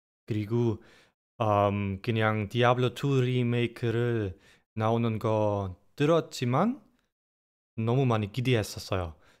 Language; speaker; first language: Korean; non-native, fluent; German